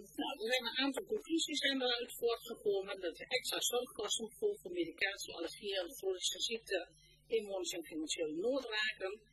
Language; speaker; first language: Dutch; native; Dutch